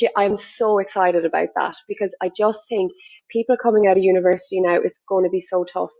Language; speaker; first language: English; native; English